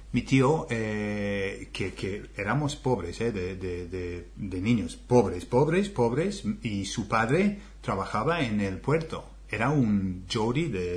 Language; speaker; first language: Spanish; non-native, fluent; English